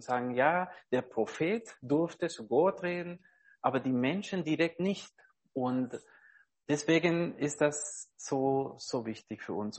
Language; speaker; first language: German; non-native, fluent; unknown